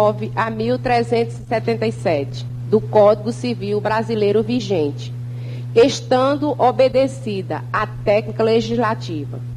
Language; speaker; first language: Portuguese; native; Portuguese